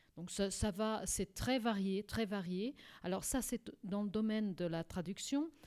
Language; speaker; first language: French; non-native, fluent; Portuguese